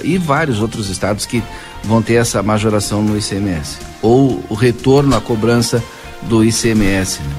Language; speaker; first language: Portuguese; native; Portuguese